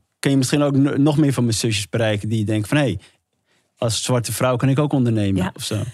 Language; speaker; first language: Dutch; early bilingual, other home language; Somali